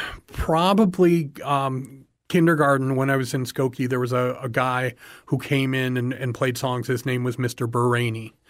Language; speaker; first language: English; native; English